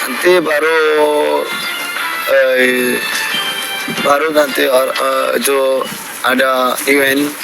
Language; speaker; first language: Indonesian; non-native, learner; Rohingya